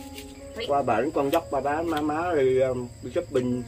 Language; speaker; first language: Vietnamese; native; Vietnamese